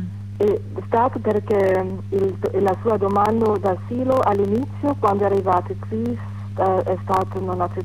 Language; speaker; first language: Italian; non-native, fluent; German